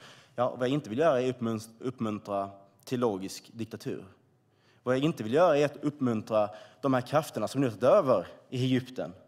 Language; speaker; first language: Swedish; native; Swedish